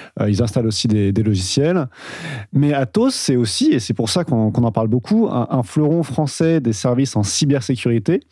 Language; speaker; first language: French; native; French